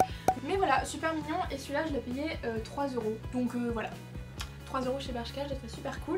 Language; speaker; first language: French; native; French